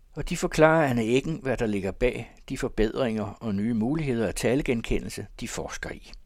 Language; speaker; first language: Danish; native; Danish